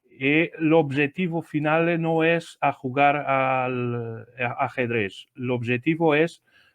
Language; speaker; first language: Spanish; non-native, learner; Portuguese